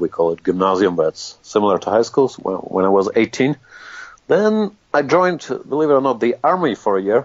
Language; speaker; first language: English; non-native, fluent; German